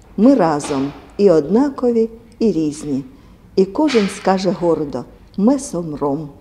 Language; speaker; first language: Ukrainian; non-native, local second language; Romany